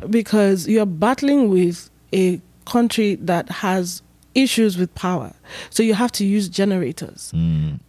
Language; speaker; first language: English; non-native, local second language; Igbo